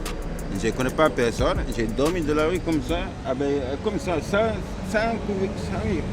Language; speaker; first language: French; non-native, learner; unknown